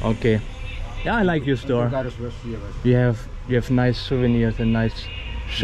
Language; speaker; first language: English; non-native, fluent; German